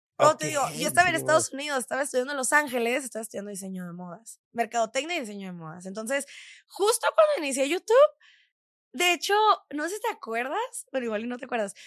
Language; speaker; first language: Spanish; native; Spanish